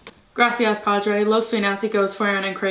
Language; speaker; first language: Spanish; non-native, learner; English